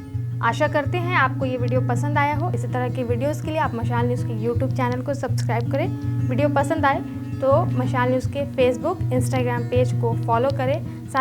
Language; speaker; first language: Hindi; native; Hindi